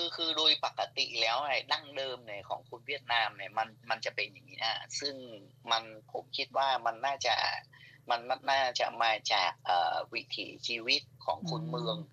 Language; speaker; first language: Thai; non-native, fluent; Vietnamese